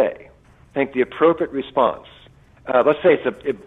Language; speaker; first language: English; native; English